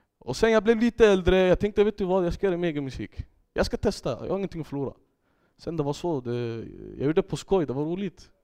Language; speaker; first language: Swedish; early bilingual, other home language; Kurdish